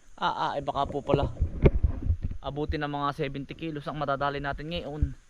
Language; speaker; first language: Filipino; native; Filipino